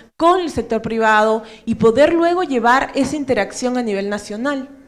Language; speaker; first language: Spanish; native; Spanish